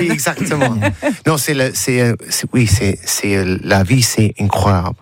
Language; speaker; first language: French; non-native, learner; English